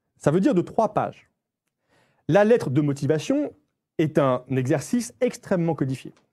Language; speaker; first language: French; native; French